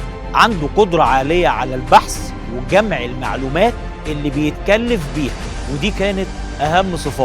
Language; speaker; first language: Arabic; native; Arabic